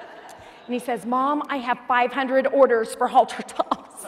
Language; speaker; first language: English; native; English